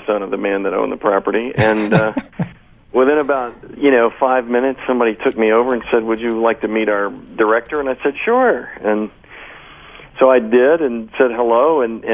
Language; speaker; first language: English; native; English